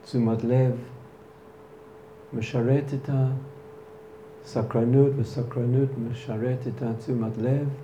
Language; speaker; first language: Hebrew; non-native, fluent; English